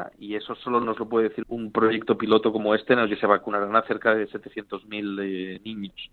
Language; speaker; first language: Spanish; native; Spanish